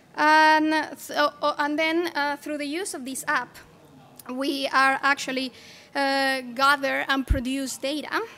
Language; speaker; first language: English; non-native, fluent; Spanish